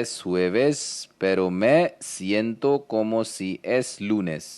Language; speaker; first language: Spanish; non-native, learner; Hindi